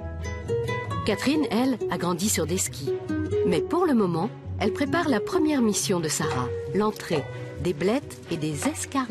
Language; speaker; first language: French; native; French